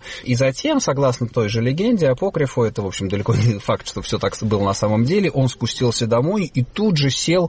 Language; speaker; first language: Russian; native; Russian